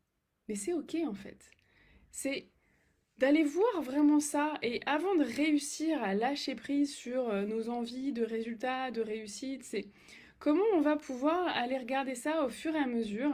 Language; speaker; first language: French; native; French